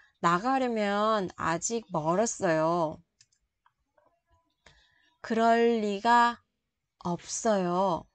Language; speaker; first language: Korean; non-native, fluent; Vietnamese